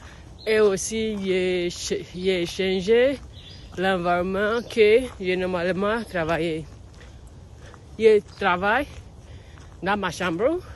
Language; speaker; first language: French; non-native, learner; English